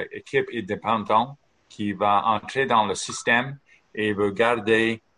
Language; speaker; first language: French; non-native, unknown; English